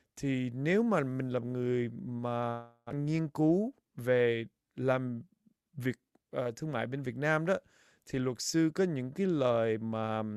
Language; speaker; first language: Vietnamese; early bilingual, heritage; Vietnamese